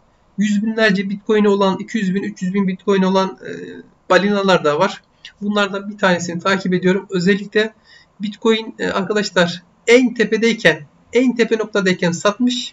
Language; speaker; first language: Turkish; native; Turkish